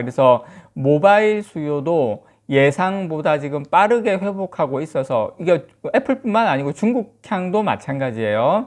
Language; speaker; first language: Korean; native; Korean